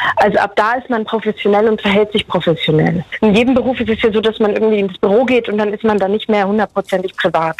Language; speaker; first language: German; early bilingual, other home language; Hungarian